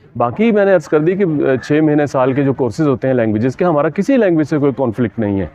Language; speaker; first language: Urdu; non-native, local second language; Punjabi